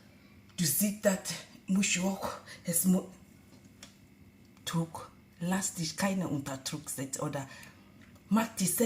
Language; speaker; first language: German; non-native, learner; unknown